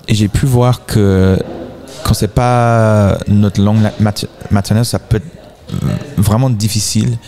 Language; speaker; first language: French; non-native, fluent; English